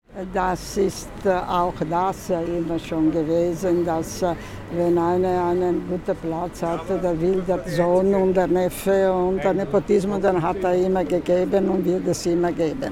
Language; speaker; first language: German; non-native, fluent; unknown